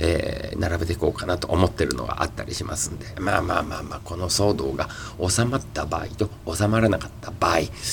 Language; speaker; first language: Japanese; native; Japanese